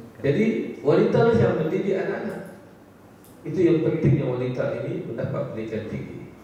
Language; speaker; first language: Malay; native; Malay